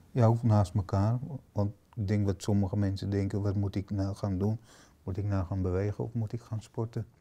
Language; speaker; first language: Dutch; native; Dutch